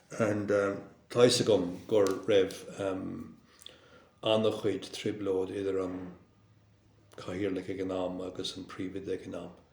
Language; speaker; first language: Irish; non-native, local second language; English